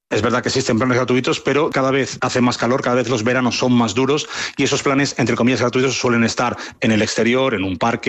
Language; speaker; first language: Spanish; native; Spanish